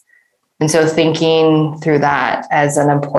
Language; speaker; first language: English; native; English